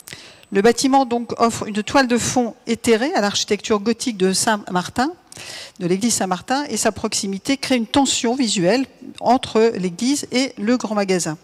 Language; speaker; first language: French; native; French